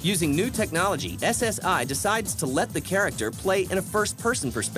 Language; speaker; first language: English; native; English